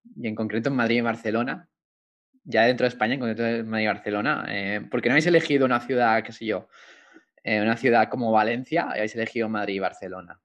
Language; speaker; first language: Spanish; native; Spanish